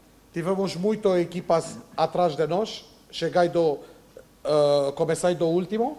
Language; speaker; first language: Portuguese; non-native, learner; Romanian